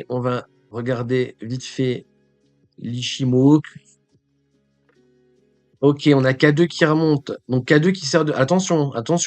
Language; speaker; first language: French; native; French